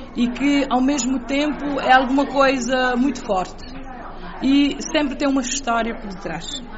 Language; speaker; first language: Portuguese; non-native, local second language; Kabuverdianu